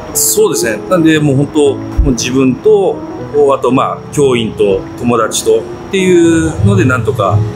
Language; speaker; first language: Japanese; native; Japanese